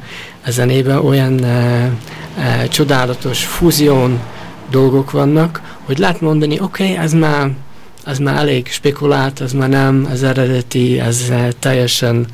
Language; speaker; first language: Hungarian; early bilingual, heritage; Hungarian